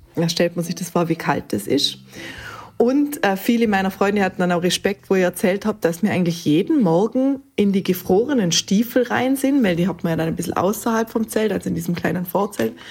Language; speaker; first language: German; native; German